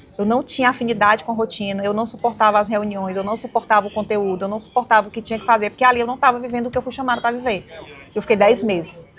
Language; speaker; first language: Portuguese; native; Portuguese